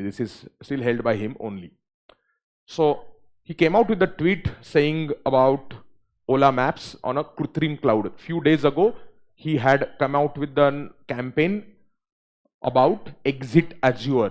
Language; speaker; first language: English; non-native, local second language; Hindi